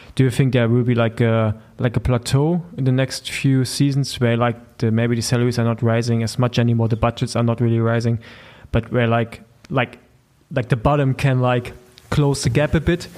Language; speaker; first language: English; non-native, fluent; German